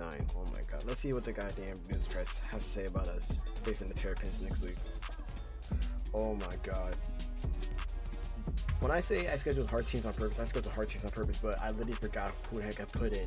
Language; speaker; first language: English; native; English